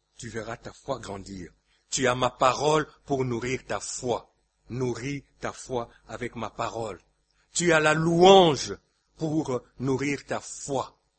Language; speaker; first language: French; non-native, local second language; Lingala